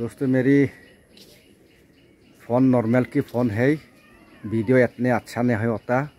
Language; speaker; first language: Hindi; non-native, local second language; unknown